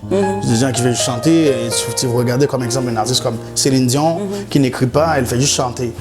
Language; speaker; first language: French; non-native, local second language; Haitian Creole